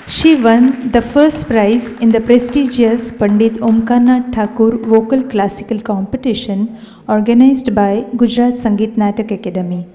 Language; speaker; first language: English; non-native, local second language; Gujarati